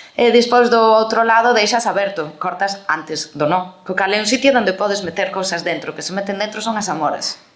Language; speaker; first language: Galician; native; Galician